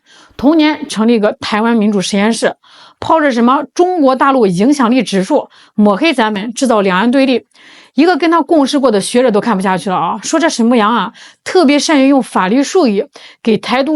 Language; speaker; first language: Chinese; native; Chinese